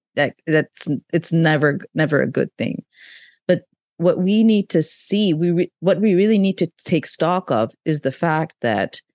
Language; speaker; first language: English; non-native, local second language; Urdu